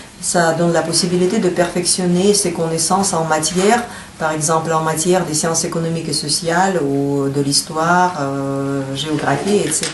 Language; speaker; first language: French; non-native, fluent; Russian